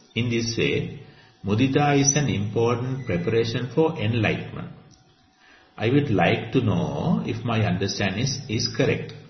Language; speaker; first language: English; non-native, local second language; Sinhala